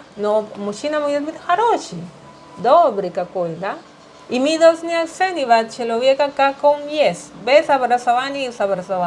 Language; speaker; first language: Russian; non-native, learner; Spanish